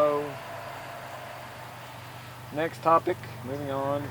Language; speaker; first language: English; native; English